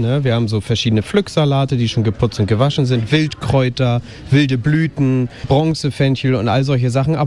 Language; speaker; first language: German; native; German